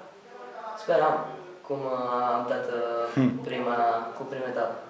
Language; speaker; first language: Romanian; non-native, learner; Italian